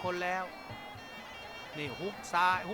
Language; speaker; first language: Thai; native; Thai